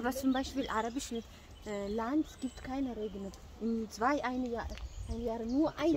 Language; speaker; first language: German; non-native, learner; Amharic